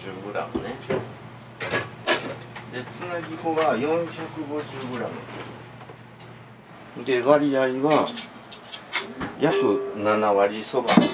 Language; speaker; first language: Japanese; native; Japanese